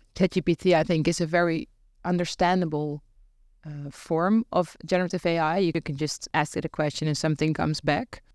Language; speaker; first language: English; non-native, fluent; Dutch